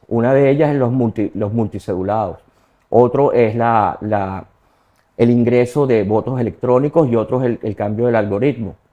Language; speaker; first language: Spanish; native; Spanish